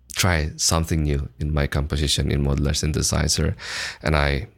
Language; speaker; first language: English; non-native, fluent; Indonesian